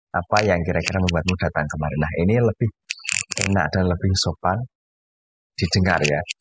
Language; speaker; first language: Indonesian; native; Indonesian